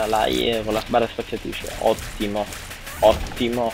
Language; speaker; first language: Italian; native; Italian